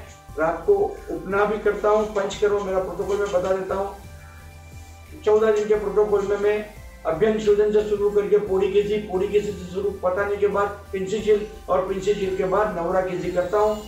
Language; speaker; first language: Hindi; non-native, local second language; Gujarati